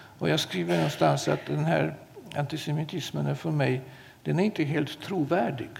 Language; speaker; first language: Swedish; non-native, fluent; Polish